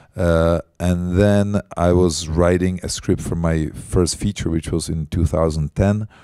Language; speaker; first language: English; non-native, fluent; Czech